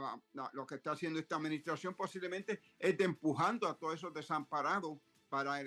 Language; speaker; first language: Spanish; native; Spanish